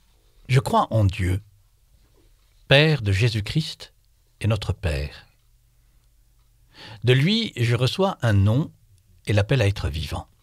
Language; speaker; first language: French; native; French